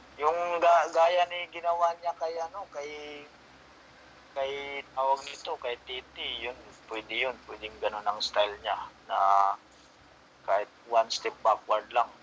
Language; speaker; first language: Filipino; non-native, local second language; Cebuano